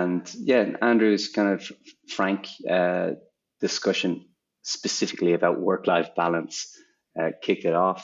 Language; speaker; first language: English; native; English